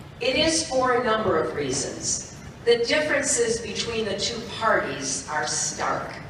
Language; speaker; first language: English; native; English